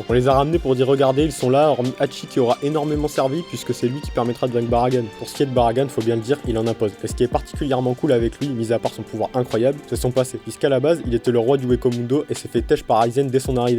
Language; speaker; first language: French; native; French